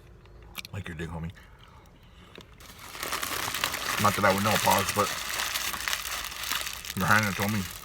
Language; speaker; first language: English; native; English